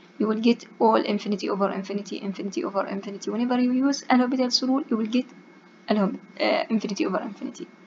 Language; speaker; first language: English; non-native, fluent; Arabic